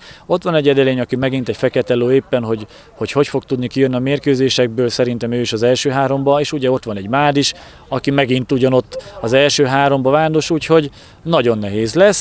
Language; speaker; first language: Hungarian; native; Hungarian